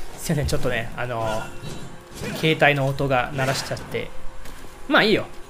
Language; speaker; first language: Japanese; non-native, fluent; English